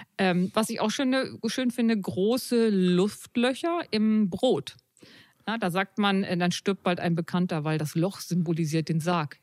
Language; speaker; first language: German; native; German